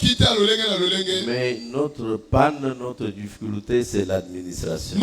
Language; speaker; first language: French; non-native, local second language; Luba-Lulua